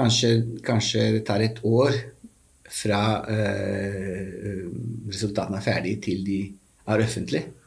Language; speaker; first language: Norwegian; non-native, fluent; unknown